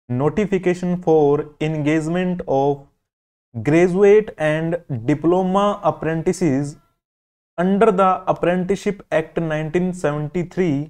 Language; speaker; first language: Hindi; native; Hindi